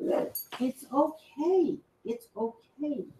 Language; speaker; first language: English; native; English